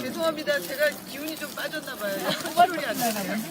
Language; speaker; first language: Korean; native; Korean